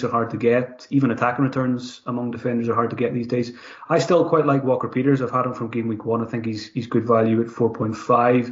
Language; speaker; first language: English; native; English